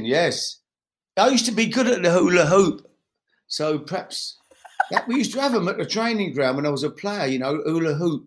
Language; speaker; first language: English; native; English